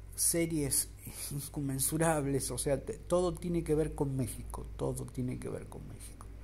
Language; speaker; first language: Spanish; native; Spanish